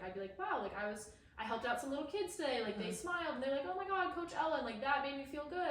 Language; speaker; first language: English; native; English